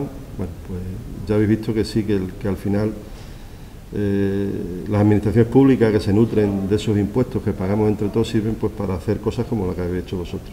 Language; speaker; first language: Spanish; native; Spanish